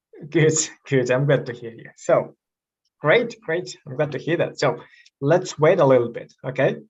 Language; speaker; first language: English; non-native, fluent; Kyrgyz